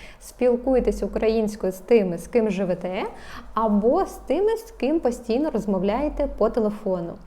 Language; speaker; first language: Ukrainian; non-native, local second language; Russian